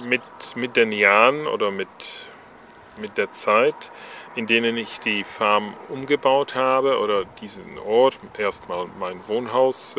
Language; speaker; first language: German; non-native, fluent; Czech